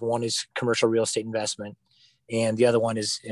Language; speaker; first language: English; native; English